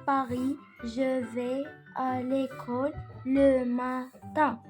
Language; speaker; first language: French; non-native, learner; Arabic